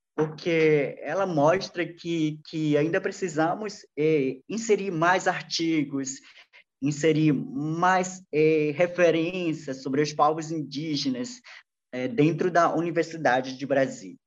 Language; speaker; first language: Portuguese; non-native, local second language; Ticuna